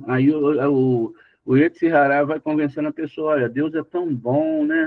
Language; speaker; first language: Portuguese; native; Portuguese